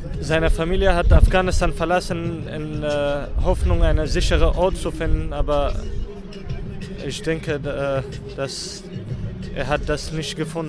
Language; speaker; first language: German; early bilingual, other home language; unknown